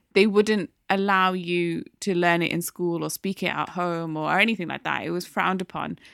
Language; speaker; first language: English; native; English